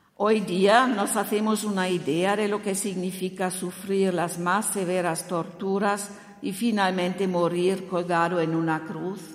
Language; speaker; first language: Spanish; non-native, fluent; German